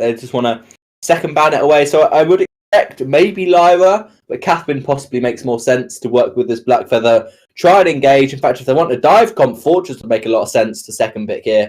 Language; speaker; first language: English; native; English